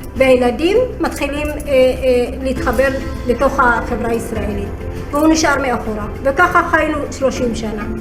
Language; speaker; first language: Hebrew; early bilingual, other home language; Amharic